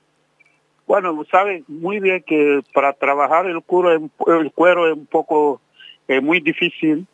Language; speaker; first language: Spanish; non-native, fluent; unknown